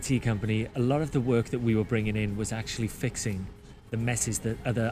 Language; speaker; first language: English; native; English